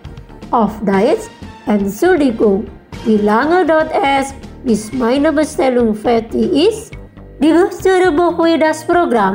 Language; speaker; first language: German; non-native, learner; Indonesian